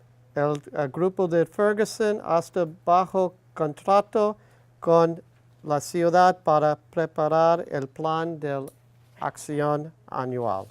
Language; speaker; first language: Spanish; non-native, learner; English